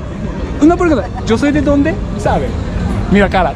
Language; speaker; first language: Spanish; non-native, learner; Japanese